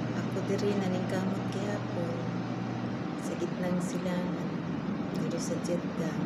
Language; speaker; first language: Filipino; non-native, local second language; Cebuano